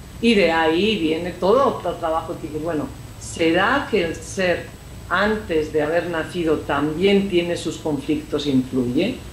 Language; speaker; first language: Spanish; native; Spanish